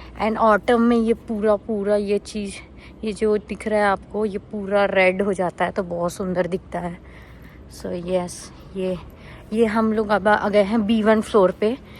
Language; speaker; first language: Hindi; native; Hindi